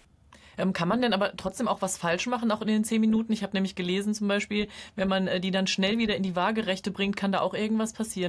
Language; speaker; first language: German; native; German